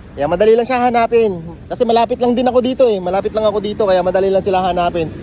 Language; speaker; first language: Filipino; native; Filipino